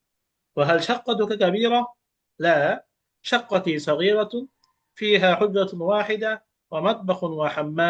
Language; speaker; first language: Arabic; non-native, fluent; Bangla